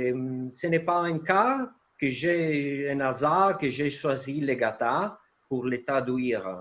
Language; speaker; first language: French; non-native, fluent; Italian